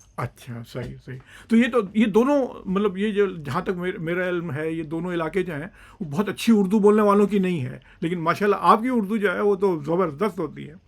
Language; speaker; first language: Urdu; native; Urdu